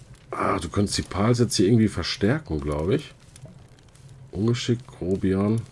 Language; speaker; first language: German; native; German